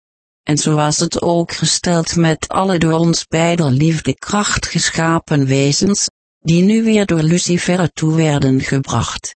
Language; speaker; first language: Dutch; native; Dutch